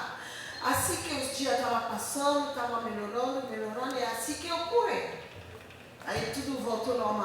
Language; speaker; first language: Portuguese; non-native, learner; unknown